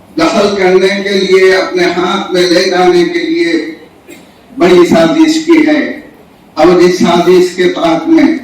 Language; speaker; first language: Urdu; non-native, local second language; Bangla